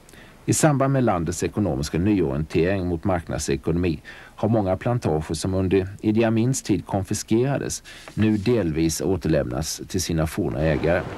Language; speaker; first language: Swedish; native; Swedish